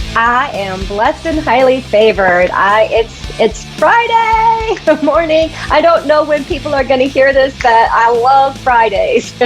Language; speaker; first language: English; native; English